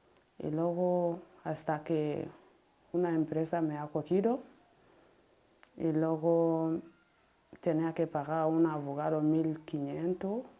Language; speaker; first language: Spanish; non-native, learner; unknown